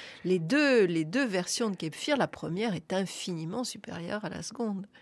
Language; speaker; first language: French; native; French